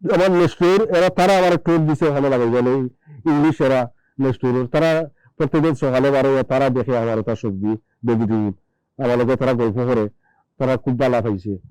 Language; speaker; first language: Bangla; non-native, local second language; Sylheti